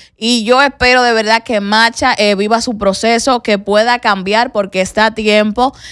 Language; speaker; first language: Spanish; native; Spanish